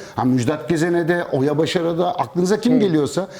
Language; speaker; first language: Turkish; native; Turkish